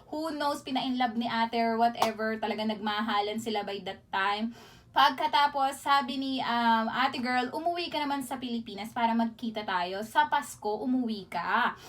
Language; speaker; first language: Filipino; native; Filipino